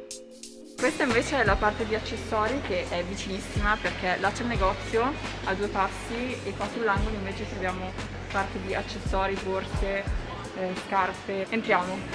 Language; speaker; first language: Italian; native; Italian